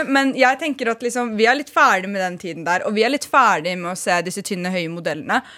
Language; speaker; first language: Norwegian; early bilingual, other home language; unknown